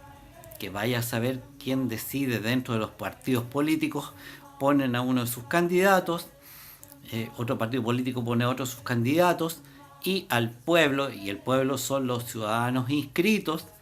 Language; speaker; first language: Spanish; native; Spanish